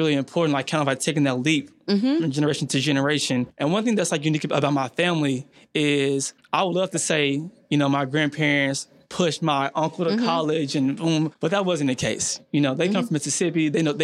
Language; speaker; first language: English; native; English